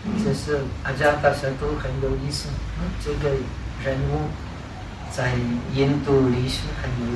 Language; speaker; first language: Chinese; non-native, fluent; Czech